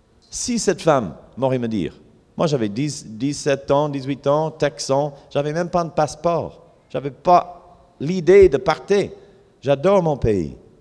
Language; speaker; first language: French; non-native, fluent; English